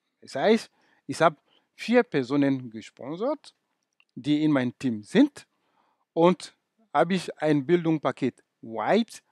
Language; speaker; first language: German; non-native, fluent; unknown